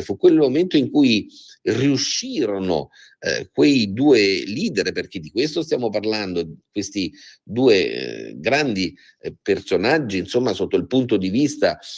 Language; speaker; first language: Italian; native; Italian